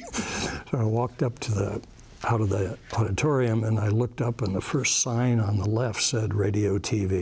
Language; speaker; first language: English; native; English